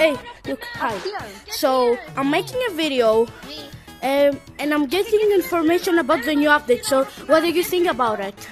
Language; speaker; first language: English; non-native, fluent; Greek